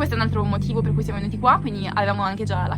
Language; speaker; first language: Italian; native; Italian